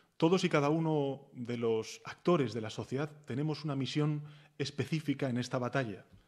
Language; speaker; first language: Spanish; native; Spanish